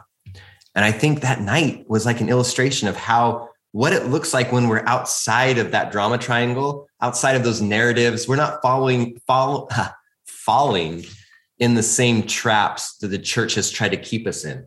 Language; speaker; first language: English; native; English